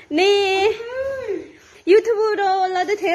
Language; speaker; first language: Korean; non-native, learner; Nepali